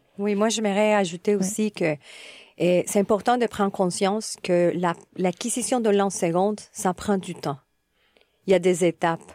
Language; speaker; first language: French; non-native, fluent; Spanish